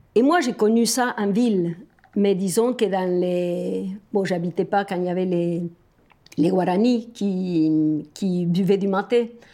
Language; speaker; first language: French; non-native, fluent; Spanish